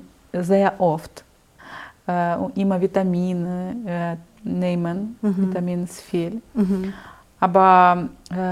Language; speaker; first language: German; non-native, learner; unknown